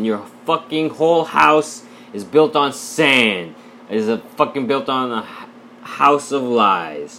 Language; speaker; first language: English; non-native, local second language; Bangla